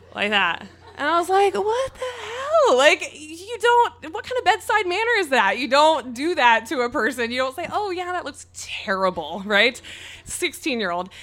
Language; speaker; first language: English; native; English